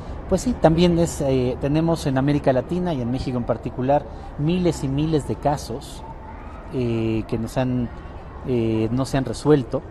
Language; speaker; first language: Spanish; native; Spanish